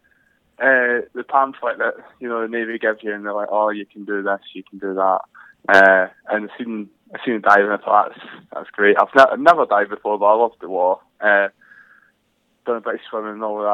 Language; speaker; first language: English; native; English